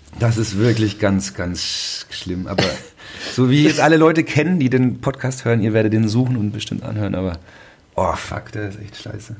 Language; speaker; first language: German; native; German